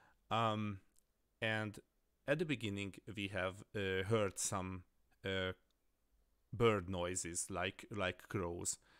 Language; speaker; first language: English; non-native, fluent; Hungarian